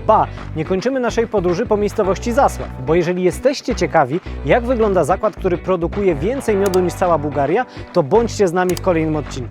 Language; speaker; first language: Polish; native; Polish